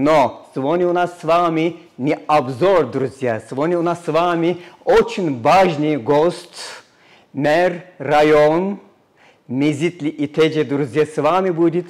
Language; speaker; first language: Russian; non-native, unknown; Turkish